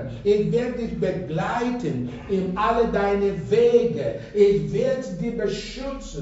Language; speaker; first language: German; non-native, fluent; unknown